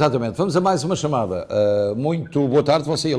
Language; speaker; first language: Portuguese; native; Portuguese